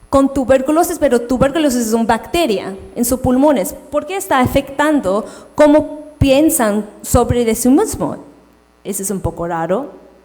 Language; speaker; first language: Spanish; non-native, fluent; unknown